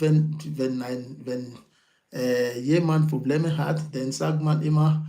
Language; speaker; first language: German; non-native, learner; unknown